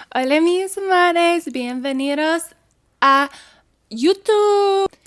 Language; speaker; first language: Spanish; non-native, learner; English